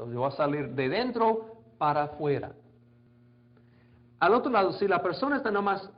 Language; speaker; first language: Spanish; non-native, fluent; English